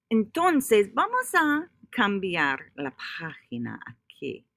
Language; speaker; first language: Spanish; non-native, fluent; English